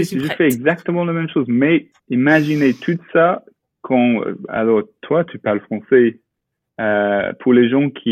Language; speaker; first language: French; non-native, fluent; English